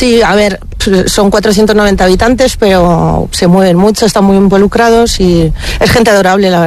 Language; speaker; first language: Spanish; native; Spanish